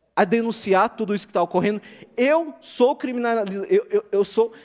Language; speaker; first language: Portuguese; native; Portuguese